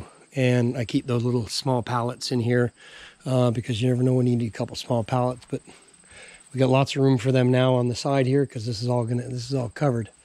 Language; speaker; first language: English; native; English